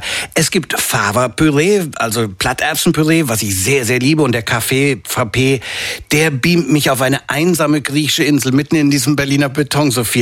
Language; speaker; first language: German; native; German